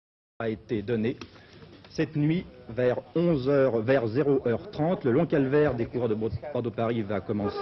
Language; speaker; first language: French; native; French